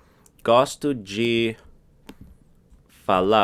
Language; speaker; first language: Portuguese; non-native, fluent; English